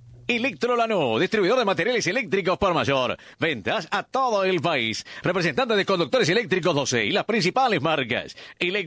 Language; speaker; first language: Spanish; native; Spanish